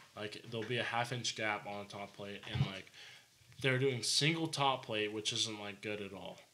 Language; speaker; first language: English; native; English